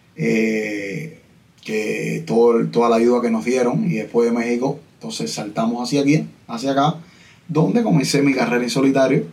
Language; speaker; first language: Spanish; native; Spanish